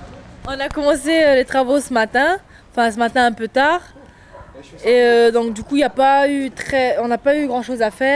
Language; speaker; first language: French; native; French